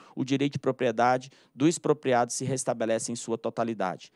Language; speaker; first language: Portuguese; native; Portuguese